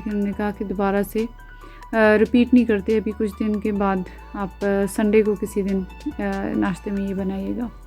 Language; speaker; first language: Urdu; native; Urdu